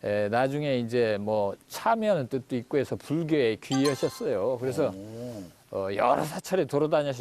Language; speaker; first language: Korean; native; Korean